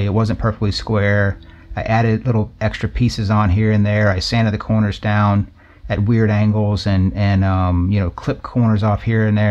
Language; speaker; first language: English; native; English